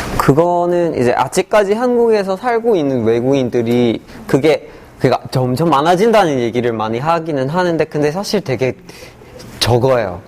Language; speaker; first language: Korean; non-native, fluent; English